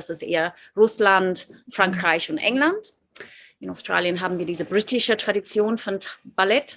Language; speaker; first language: German; non-native, fluent; English